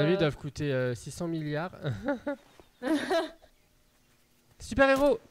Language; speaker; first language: French; native; French